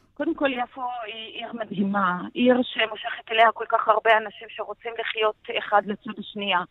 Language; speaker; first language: Hebrew; non-native, local second language; Arabic